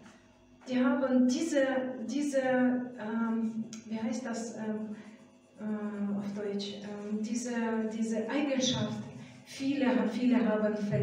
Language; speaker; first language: German; non-native, fluent; Russian